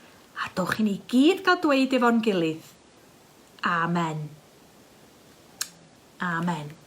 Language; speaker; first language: Welsh; native; Welsh